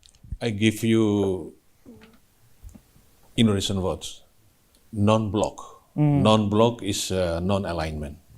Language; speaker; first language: English; non-native, learner; Indonesian